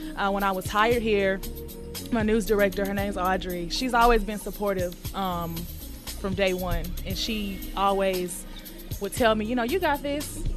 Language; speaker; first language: English; native; English